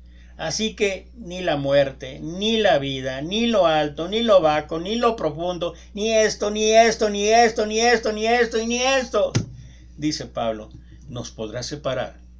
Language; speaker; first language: Spanish; native; Spanish